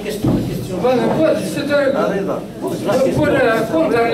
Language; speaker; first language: French; non-native, local second language; Kabyle